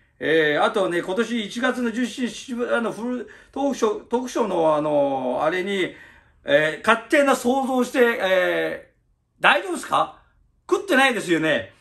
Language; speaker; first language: Japanese; early bilingual, other home language; Chinese